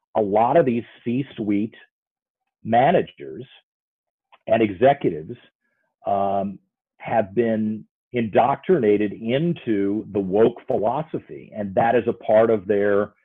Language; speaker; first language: English; native; English